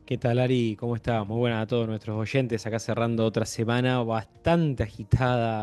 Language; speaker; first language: Spanish; native; Spanish